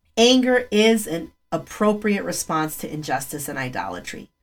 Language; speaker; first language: English; early bilingual, other home language; Spanish